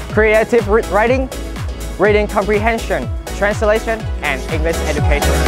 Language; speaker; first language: English; non-native, fluent; Vietnamese